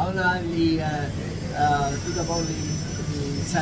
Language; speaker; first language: French; non-native, local second language; Arabic